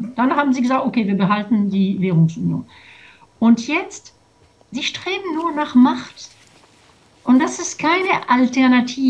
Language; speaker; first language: German; non-native, fluent; French